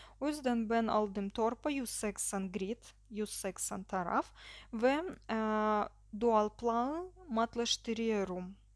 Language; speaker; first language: Turkish; non-native, learner; Russian